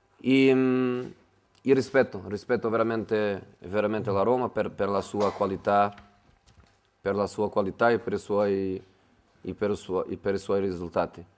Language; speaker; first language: Italian; non-native, fluent; Portuguese